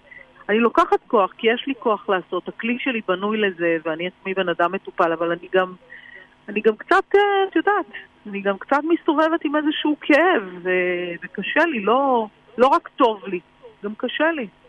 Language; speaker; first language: Hebrew; native; Hebrew